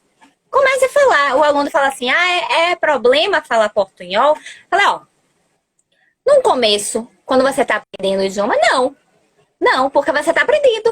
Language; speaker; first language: Portuguese; early bilingual, other home language; Spanish